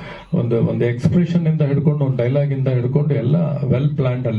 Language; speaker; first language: Kannada; native; Kannada